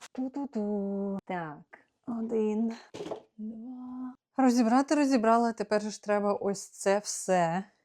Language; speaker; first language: Ukrainian; non-native, local second language; Russian